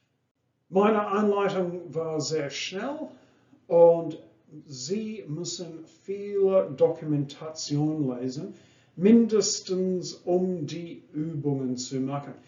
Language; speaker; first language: German; non-native, fluent; English